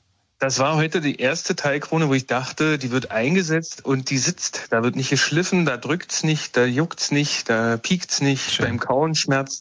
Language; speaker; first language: German; native; German